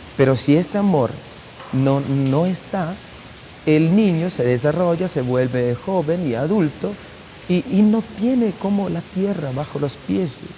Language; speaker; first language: Spanish; non-native, fluent; Italian